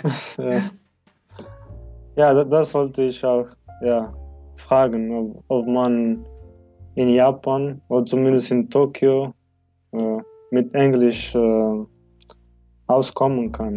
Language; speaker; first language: German; non-native, fluent; French